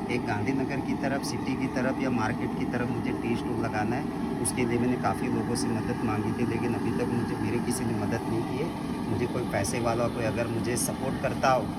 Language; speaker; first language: Hindi; non-native, local second language; Gujarati